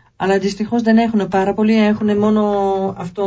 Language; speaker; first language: Greek; non-native, learner; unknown